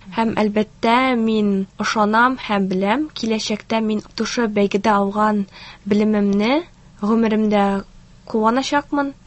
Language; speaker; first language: Tatar; early bilingual, heritage; Tatar